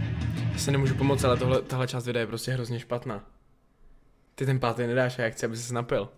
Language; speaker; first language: Czech; native; Czech